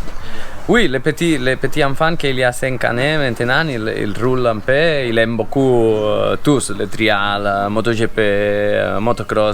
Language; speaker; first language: French; non-native, fluent; Spanish